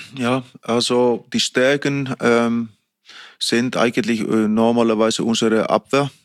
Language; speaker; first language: German; non-native, fluent; Icelandic